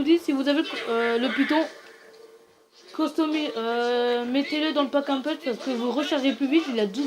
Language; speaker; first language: French; native; French